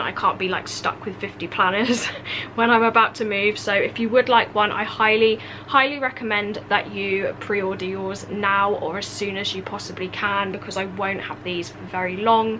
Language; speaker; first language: English; native; English